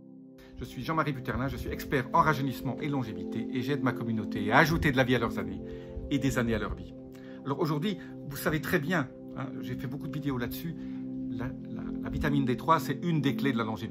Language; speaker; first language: French; native; French